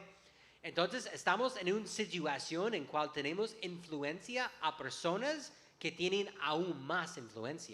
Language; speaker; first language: Spanish; non-native, fluent; English